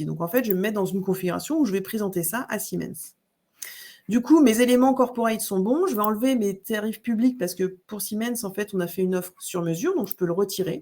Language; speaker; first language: French; native; French